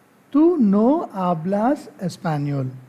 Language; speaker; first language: Spanish; non-native, learner; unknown